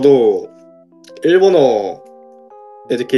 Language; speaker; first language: Korean; native; Korean